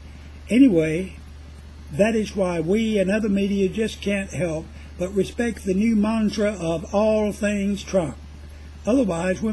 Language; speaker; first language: English; native; English